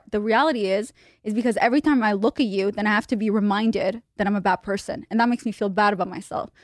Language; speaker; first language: English; non-native, fluent; Hebrew